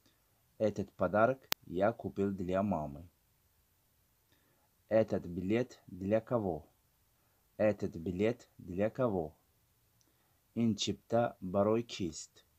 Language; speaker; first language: Russian; non-native, learner; Tajik